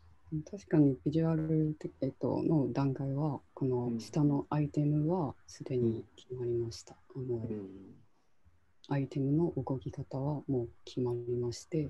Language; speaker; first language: Japanese; non-native, local second language; Chinese